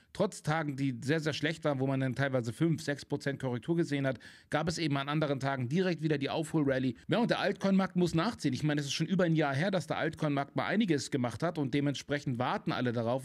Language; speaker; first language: German; native; German